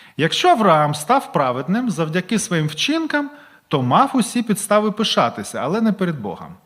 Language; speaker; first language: Ukrainian; non-native, local second language; Russian